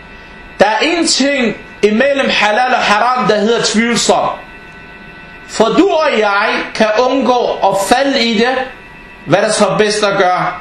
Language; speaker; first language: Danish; early bilingual, other home language; Arabic